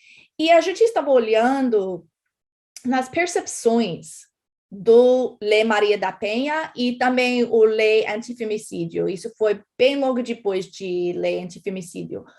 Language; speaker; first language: Portuguese; non-native, fluent; English